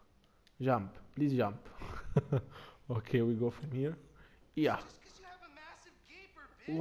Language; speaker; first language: English; non-native, learner; Arabic